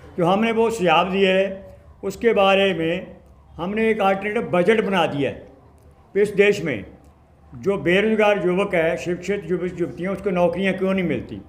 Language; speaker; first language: Hindi; native; Hindi